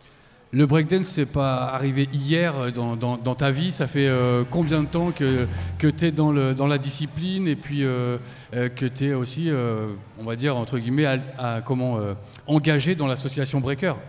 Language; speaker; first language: French; native; French